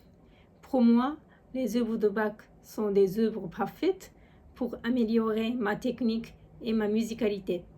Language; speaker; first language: French; non-native, fluent; Japanese